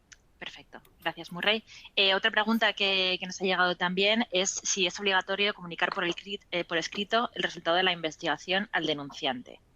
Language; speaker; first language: Spanish; native; Spanish